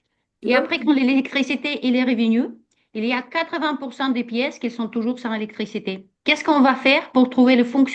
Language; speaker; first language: French; non-native, fluent; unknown